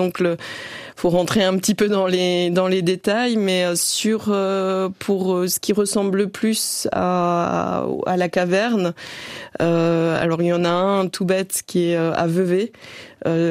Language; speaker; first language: French; native; French